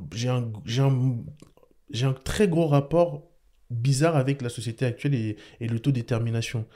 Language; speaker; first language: French; early bilingual, other home language; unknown